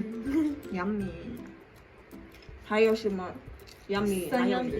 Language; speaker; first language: Chinese; non-native, fluent; Mongolian